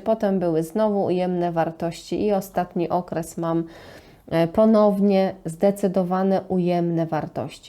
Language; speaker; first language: Polish; native; Polish